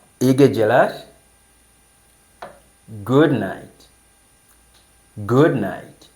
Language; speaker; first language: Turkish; non-native, fluent; English